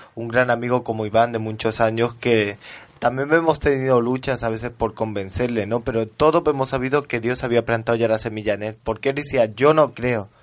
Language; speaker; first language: Spanish; early bilingual, heritage; French